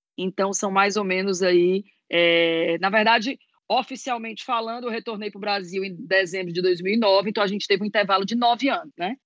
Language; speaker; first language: Portuguese; native; Portuguese